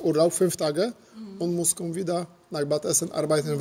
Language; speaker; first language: German; non-native, learner; Polish